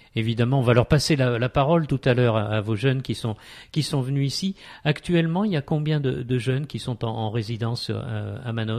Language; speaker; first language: French; native; French